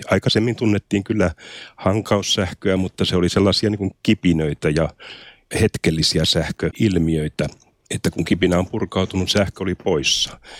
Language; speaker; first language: Finnish; native; Finnish